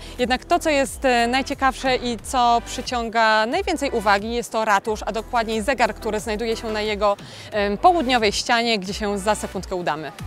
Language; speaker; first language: Polish; native; Polish